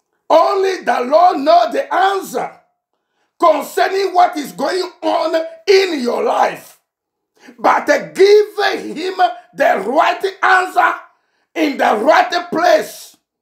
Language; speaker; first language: English; non-native, fluent; Ewe